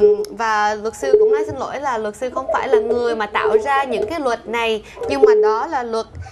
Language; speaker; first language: Vietnamese; early bilingual, heritage; Vietnamese